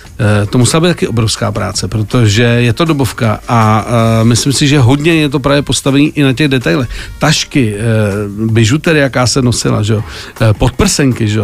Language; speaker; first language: Czech; native; Czech